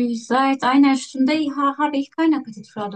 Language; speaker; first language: German; non-native, learner; Turkish